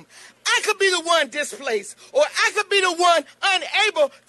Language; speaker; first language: English; native; English